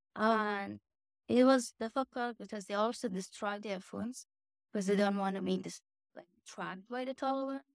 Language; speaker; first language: English; non-native, fluent; Persian